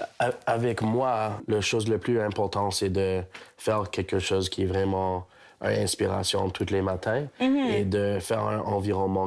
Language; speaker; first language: French; non-native, local second language; English